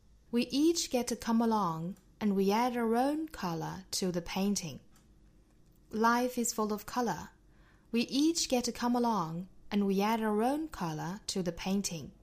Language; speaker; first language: English; non-native, fluent; Chinese